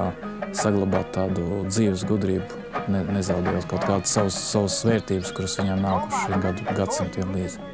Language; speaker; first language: Latvian; native; Latvian